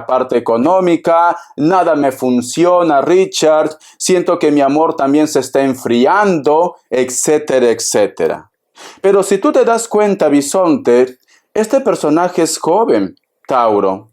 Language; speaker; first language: Spanish; native; Spanish